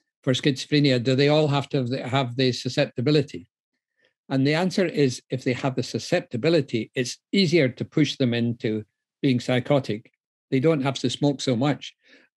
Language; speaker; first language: English; native; English